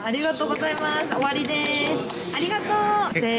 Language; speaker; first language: Japanese; native; Japanese